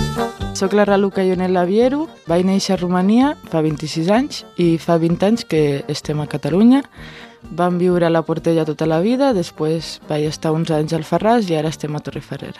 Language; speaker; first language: Catalan; early bilingual, other home language; Romanian